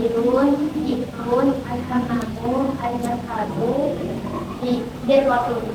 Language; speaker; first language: Arabic; non-native, learner; Indonesian